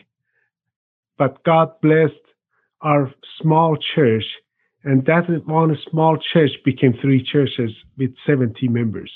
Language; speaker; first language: English; non-native, fluent; Persian